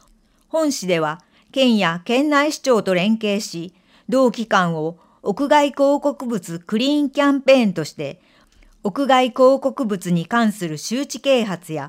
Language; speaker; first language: Japanese; native; Japanese